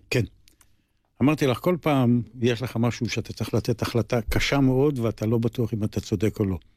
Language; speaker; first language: Hebrew; native; Hebrew